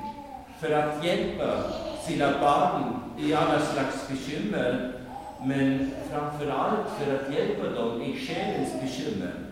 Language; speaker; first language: Swedish; non-native, fluent; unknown